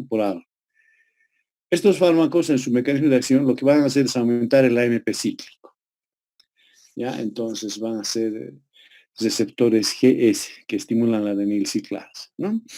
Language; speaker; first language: Spanish; native; Spanish